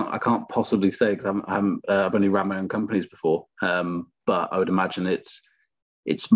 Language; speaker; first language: English; native; English